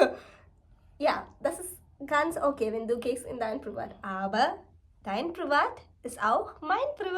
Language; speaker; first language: German; non-native, learner; Malayalam